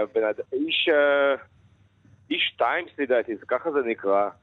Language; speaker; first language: Hebrew; non-native, fluent; Russian